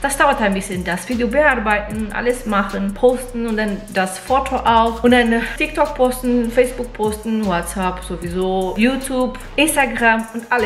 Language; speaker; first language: German; non-native, fluent; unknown